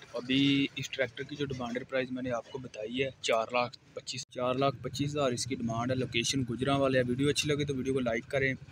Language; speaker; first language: Urdu; non-native, local second language; Punjabi